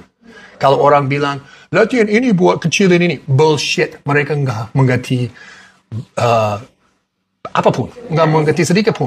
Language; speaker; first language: Indonesian; non-native, learner; English